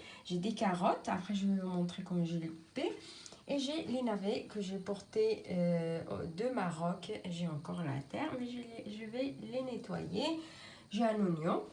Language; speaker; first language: French; non-native, local second language; Arabic